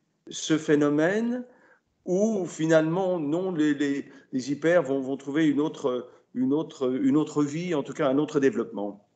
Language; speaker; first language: French; native; French